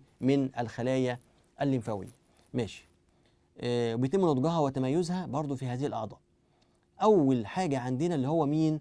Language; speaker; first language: Arabic; native; Arabic